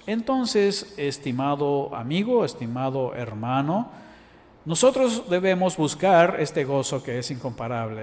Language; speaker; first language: Spanish; native; Spanish